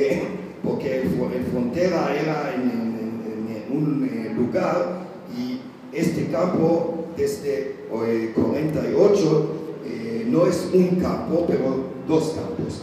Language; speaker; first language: Spanish; non-native, learner; Hebrew